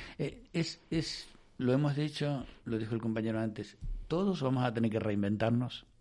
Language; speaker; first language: Spanish; native; Spanish